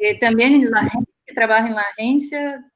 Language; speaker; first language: Spanish; non-native, fluent; Portuguese